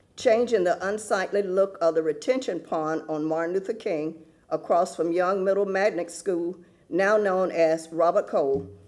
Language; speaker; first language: English; native; English